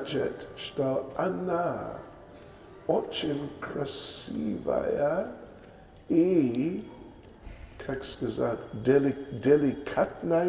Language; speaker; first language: Russian; non-native, learner; English